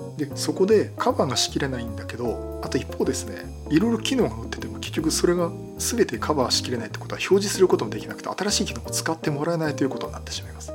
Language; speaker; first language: Japanese; native; Japanese